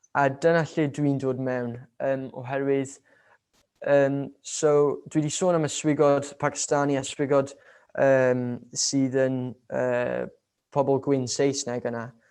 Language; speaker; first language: Welsh; non-native, local second language; English